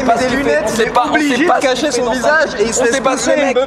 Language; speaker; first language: French; native; French